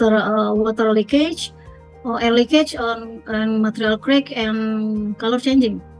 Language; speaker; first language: English; non-native, fluent; Indonesian